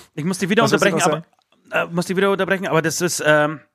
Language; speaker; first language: German; early bilingual, other home language; Polish